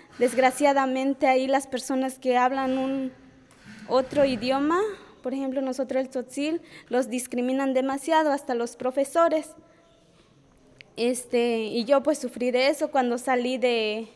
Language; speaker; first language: Spanish; non-native, local second language; Tzotzil